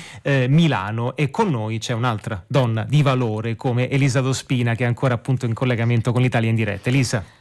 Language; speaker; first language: Italian; native; Italian